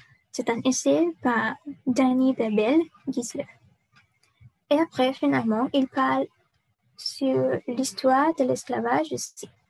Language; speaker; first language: French; non-native, learner; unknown